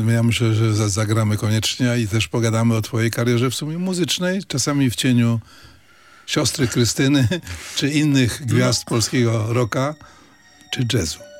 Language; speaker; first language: Polish; native; Polish